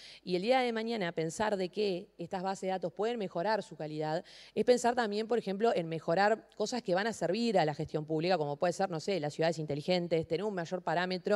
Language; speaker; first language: Spanish; native; Spanish